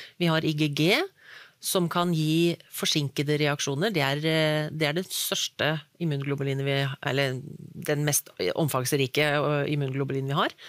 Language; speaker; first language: Norwegian; native; Norwegian